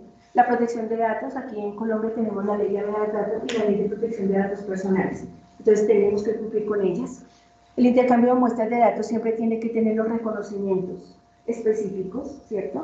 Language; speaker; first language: Spanish; native; Spanish